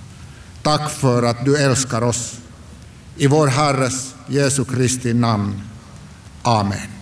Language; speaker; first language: Swedish; non-native, local second language; Finnish